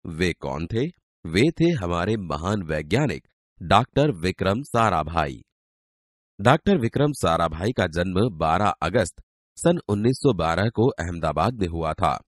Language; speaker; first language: Hindi; non-native, local second language; Gujarati